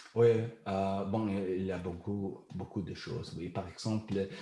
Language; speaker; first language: French; non-native, learner; German